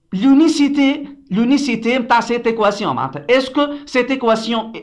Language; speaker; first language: French; non-native, local second language; Arabic